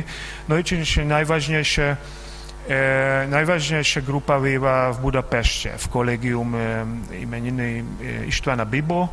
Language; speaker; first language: Polish; non-native, fluent; Hungarian